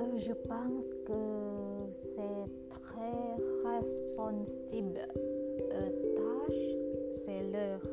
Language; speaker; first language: French; non-native, learner; Indonesian